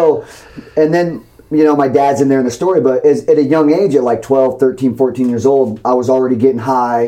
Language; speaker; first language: English; native; English